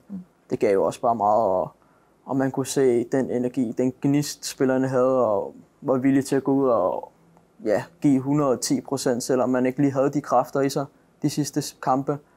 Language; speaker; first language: Danish; native; Danish